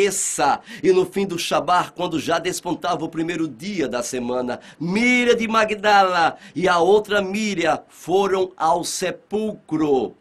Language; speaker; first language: Portuguese; native; Portuguese